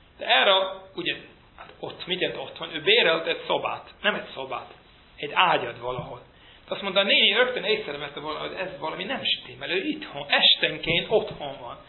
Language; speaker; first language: Hungarian; early bilingual, heritage; Hungarian